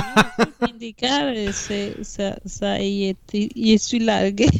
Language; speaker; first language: French; non-native, fluent; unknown